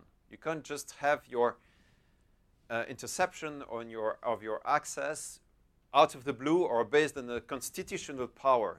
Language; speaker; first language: English; non-native, fluent; French